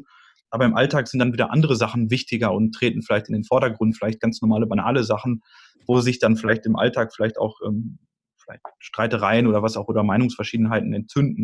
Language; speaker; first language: German; native; German